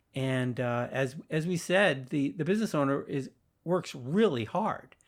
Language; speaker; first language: English; native; English